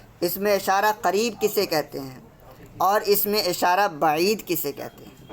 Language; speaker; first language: Urdu; native; Urdu